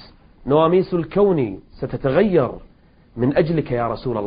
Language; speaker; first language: Arabic; native; Arabic